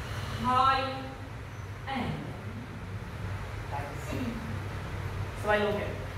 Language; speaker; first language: Vietnamese; non-native, learner; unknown